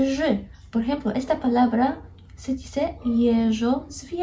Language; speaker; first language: Spanish; non-native, fluent; Polish